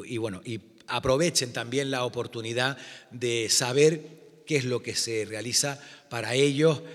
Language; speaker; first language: Spanish; native; Spanish